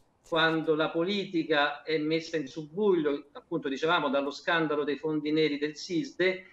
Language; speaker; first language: Italian; native; Italian